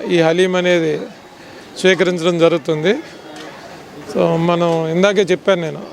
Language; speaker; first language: Telugu; native; Telugu